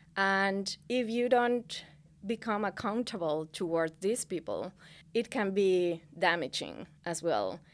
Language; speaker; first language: English; non-native, fluent; Spanish